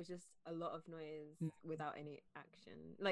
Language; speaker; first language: English; native; English